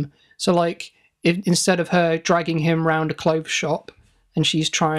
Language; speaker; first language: English; native; English